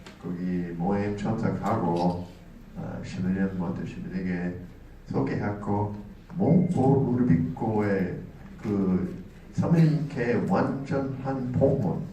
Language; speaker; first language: Korean; non-native, learner; English